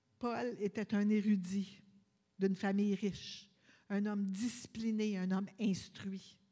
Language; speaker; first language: French; native; French